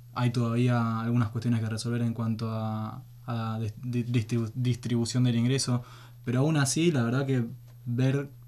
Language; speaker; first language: Spanish; native; Spanish